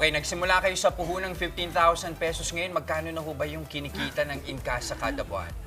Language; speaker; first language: Filipino; native; Filipino